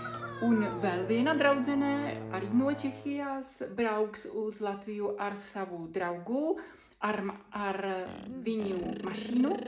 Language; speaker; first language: Latvian; non-native, fluent; Czech